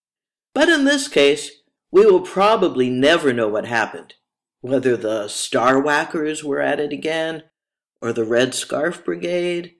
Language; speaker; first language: English; native; English